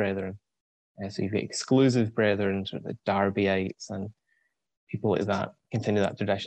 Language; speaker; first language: English; native; English